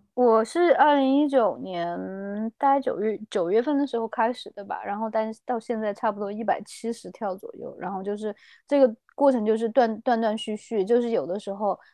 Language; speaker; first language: Chinese; native; Chinese